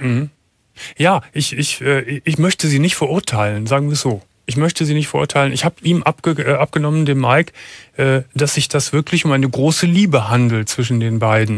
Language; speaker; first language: German; native; German